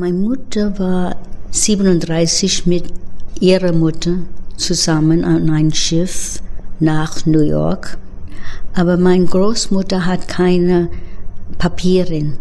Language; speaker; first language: German; early bilingual, heritage; English